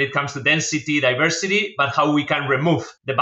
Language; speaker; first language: English; non-native, fluent; Spanish